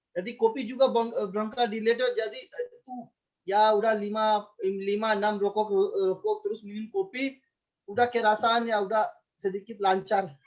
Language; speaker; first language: Indonesian; non-native, fluent; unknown